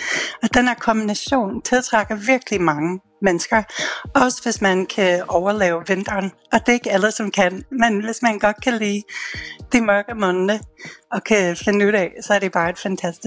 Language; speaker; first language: Danish; non-native, fluent; English